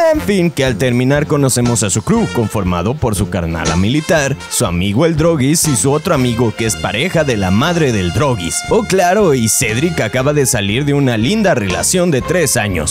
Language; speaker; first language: Spanish; native; Spanish